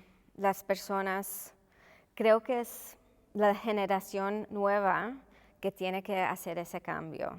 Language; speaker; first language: Spanish; non-native, local second language; English